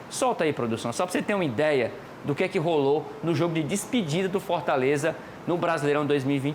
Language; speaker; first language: Portuguese; native; Portuguese